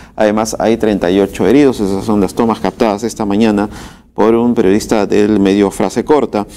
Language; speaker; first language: Spanish; native; Spanish